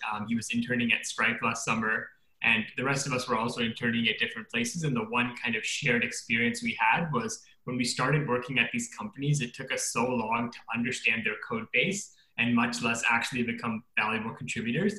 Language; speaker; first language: English; native; English